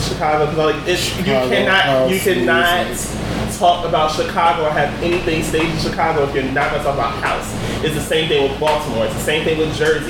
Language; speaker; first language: English; native; English